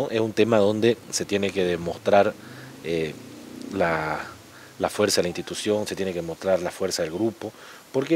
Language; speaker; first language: Spanish; native; Spanish